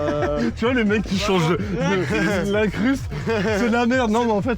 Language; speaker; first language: French; native; French